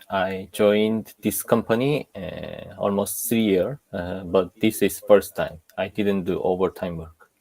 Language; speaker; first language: English; non-native, learner; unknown